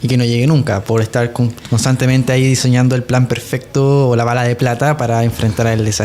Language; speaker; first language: Spanish; native; Spanish